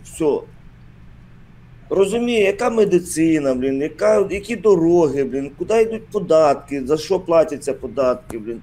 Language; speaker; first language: Ukrainian; native; Ukrainian